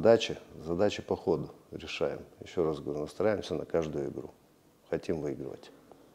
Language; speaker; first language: Russian; native; Russian